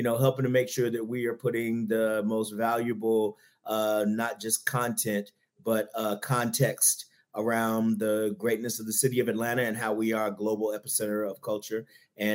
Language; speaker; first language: English; native; English